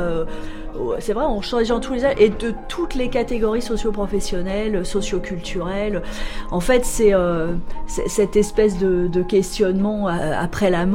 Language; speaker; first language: French; native; French